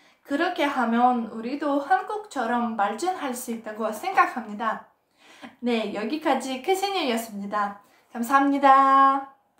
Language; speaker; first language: Korean; non-native, fluent; Russian